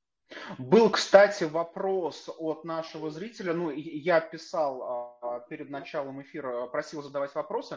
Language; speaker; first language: Russian; native; Russian